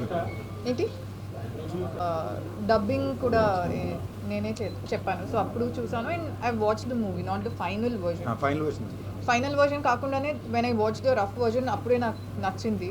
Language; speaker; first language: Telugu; non-native, fluent; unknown